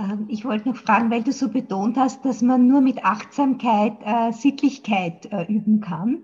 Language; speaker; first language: German; native; German